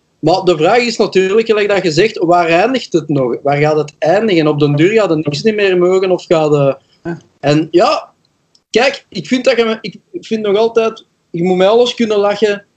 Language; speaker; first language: Dutch; native; Dutch